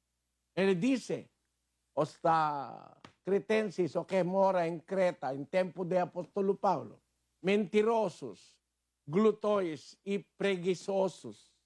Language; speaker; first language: Portuguese; non-native, learner; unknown